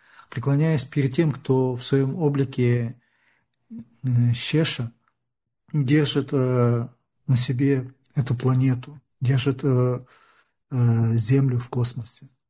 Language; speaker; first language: Russian; native; Russian